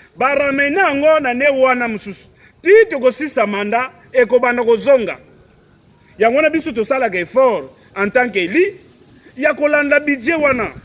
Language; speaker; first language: Lingala; non-native, local second language; Kongo